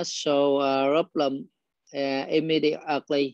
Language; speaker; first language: English; non-native, learner; Vietnamese